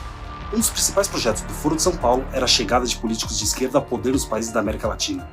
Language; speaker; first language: Portuguese; native; Portuguese